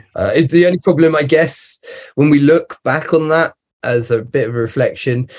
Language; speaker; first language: English; native; English